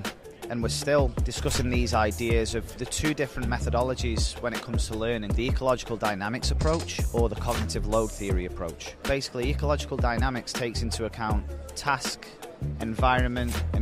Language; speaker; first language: English; native; English